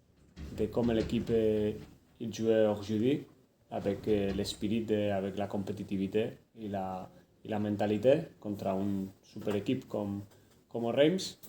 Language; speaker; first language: French; non-native, fluent; Spanish